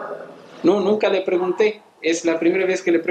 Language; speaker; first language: Spanish; native; Spanish